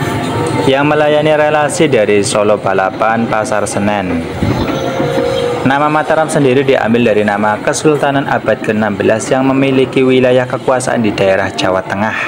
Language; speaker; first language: Indonesian; native; Indonesian